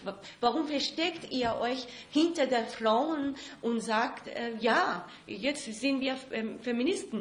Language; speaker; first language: German; non-native, fluent; Persian